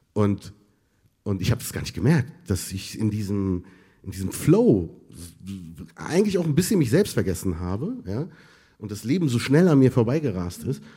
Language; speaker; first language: German; early bilingual, other home language; Arabic